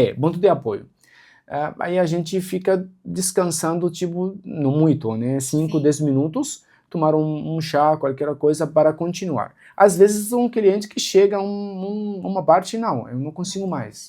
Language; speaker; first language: Portuguese; non-native, local second language; Arabic